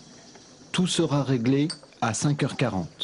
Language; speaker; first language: French; native; French